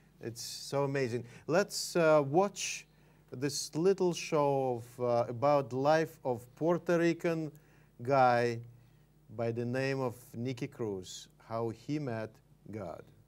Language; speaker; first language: English; non-native, fluent; Russian